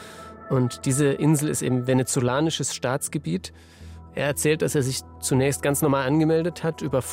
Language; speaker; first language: German; native; German